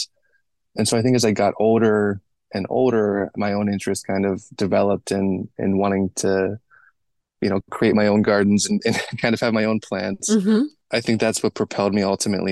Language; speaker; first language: English; native; English